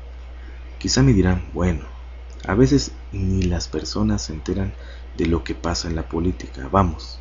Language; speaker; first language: Spanish; native; Spanish